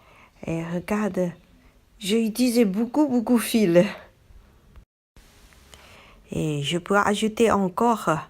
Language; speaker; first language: French; non-native, learner; Chinese